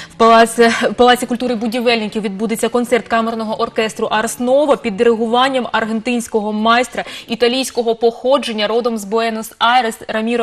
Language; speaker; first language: Russian; native; Russian